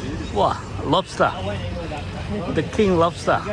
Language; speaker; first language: English; non-native, local second language; Indonesian